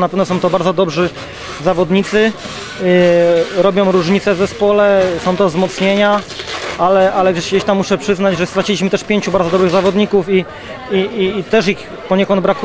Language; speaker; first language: Polish; native; Polish